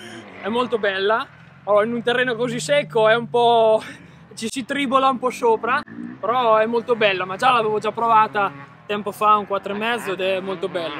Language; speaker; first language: Italian; native; Italian